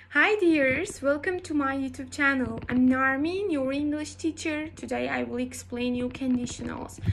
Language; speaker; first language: English; non-native, fluent; Azerbaijani